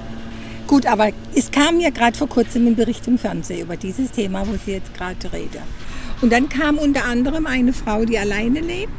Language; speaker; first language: German; native; German